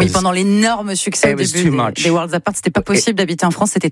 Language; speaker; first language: French; native; French